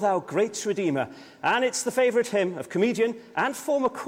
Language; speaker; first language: English; native; English